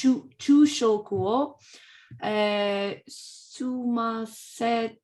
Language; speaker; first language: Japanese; non-native, learner; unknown